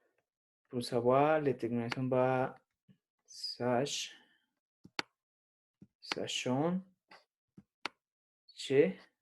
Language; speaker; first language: French; non-native, learner; Spanish